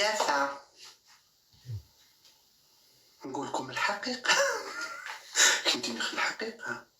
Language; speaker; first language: Arabic; native; Arabic